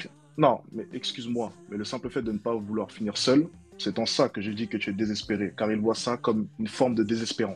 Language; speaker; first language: French; native; French